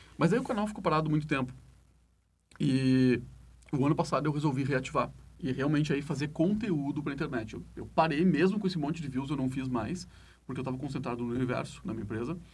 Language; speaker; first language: Portuguese; native; Portuguese